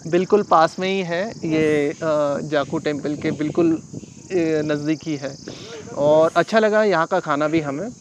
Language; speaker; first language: Hindi; non-native, local second language; Marathi